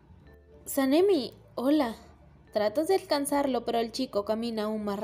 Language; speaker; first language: Spanish; native; Spanish